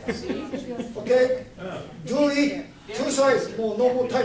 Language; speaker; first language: English; non-native, learner; Japanese